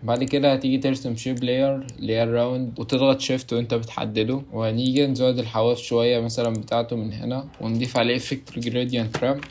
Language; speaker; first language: Arabic; native; Arabic